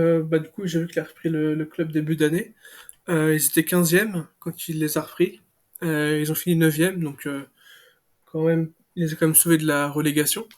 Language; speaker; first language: French; native; French